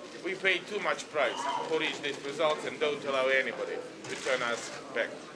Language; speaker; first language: English; non-native, fluent; Ukrainian